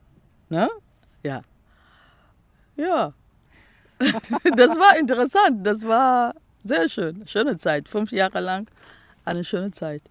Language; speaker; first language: German; non-native, local second language; French